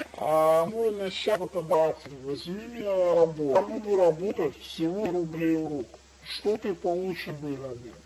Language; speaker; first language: Russian; non-native, learner; English